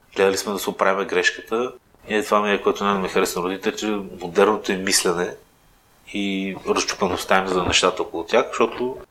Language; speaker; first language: Bulgarian; native; Bulgarian